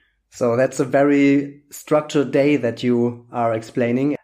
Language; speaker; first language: English; non-native, fluent; German